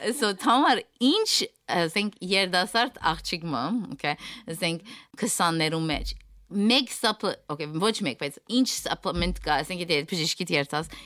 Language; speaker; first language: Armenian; early bilingual, heritage; Armenian